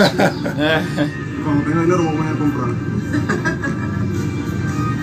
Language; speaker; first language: Portuguese; non-native, learner; Spanish